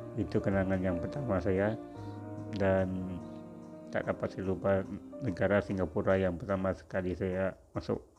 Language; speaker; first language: Malay; non-native, local second language; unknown